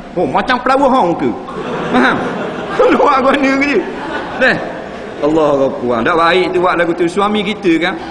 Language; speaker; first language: Malay; native; Malay